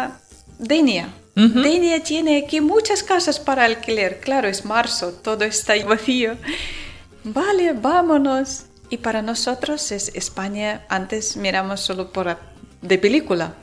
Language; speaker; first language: Spanish; non-native, learner; Ukrainian